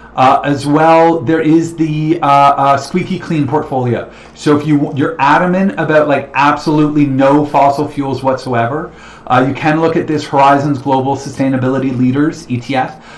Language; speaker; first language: English; native; English